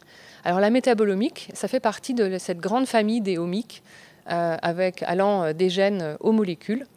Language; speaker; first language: French; native; French